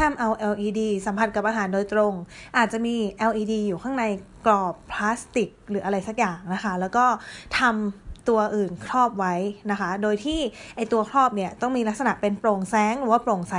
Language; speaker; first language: Thai; native; Thai